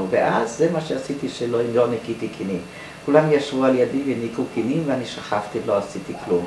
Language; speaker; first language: Hebrew; non-native, fluent; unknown